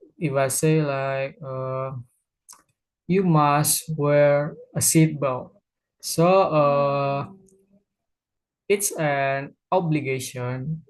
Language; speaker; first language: English; non-native, learner; Indonesian